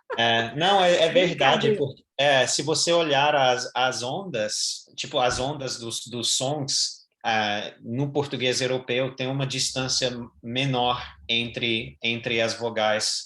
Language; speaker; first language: Portuguese; non-native, fluent; English